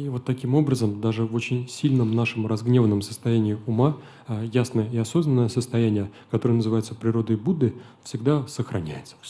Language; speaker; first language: Russian; native; Russian